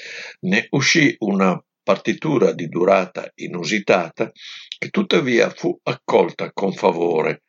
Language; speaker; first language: Italian; native; Italian